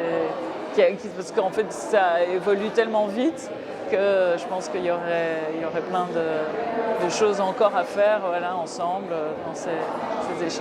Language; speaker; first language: French; native; French